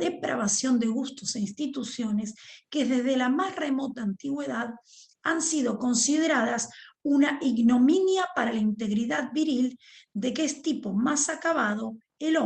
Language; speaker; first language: Spanish; native; Spanish